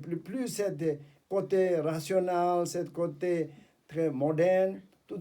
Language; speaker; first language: French; non-native, fluent; Tibetan